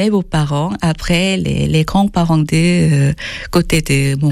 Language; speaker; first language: French; non-native, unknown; Korean